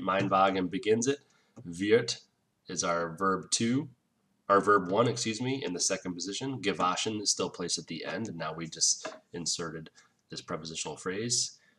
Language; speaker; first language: English; native; English